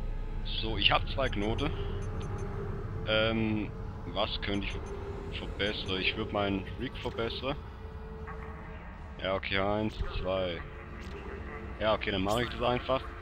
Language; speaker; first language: German; native; German